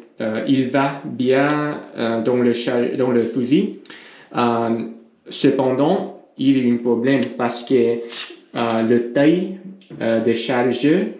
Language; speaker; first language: French; non-native, learner; English